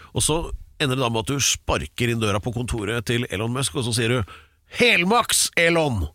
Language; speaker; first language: Norwegian; native; Norwegian